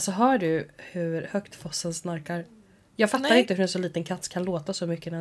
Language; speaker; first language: Swedish; native; Swedish